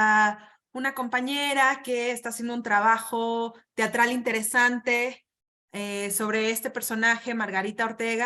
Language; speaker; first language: Spanish; native; Spanish